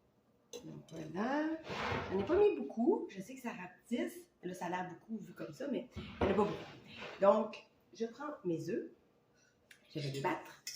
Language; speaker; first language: French; native; French